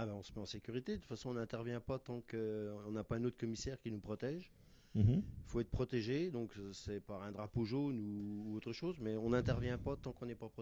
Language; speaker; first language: French; native; French